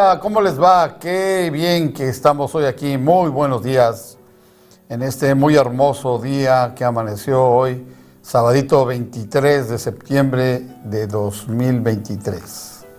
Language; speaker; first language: Spanish; native; Spanish